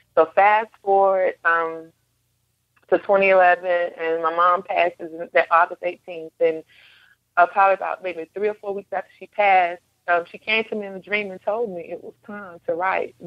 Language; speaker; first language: English; native; English